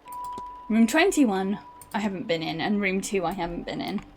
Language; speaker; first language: English; native; English